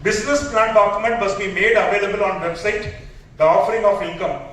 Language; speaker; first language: English; non-native, local second language; Tamil